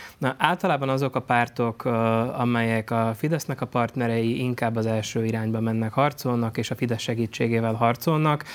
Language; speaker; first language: Hungarian; native; Hungarian